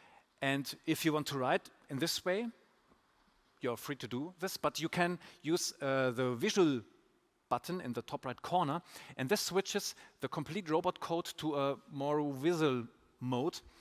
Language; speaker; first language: English; non-native, fluent; German